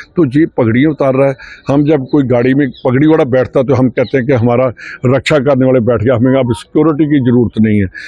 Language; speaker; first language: Hindi; non-native, local second language; Punjabi